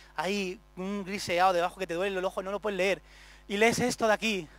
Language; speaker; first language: Spanish; native; Spanish